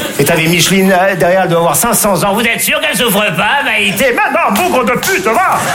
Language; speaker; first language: French; native; French